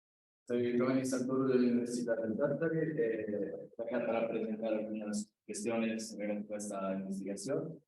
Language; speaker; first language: Spanish; non-native, learner; Italian